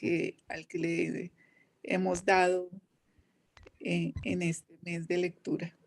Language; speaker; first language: Spanish; native; Spanish